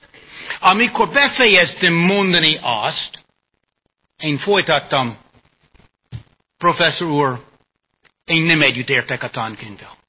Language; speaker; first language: Hungarian; non-native, fluent; English